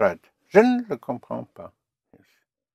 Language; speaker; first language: French; non-native, fluent; English